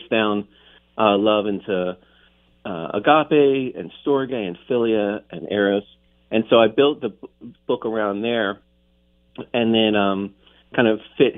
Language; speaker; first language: English; native; English